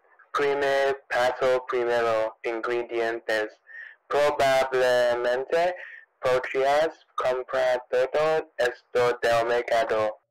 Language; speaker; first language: Spanish; non-native, learner; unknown